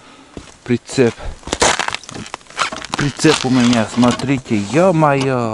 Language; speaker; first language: Russian; native; Russian